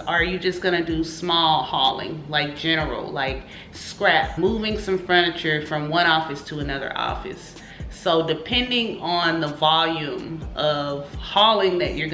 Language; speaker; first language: English; native; English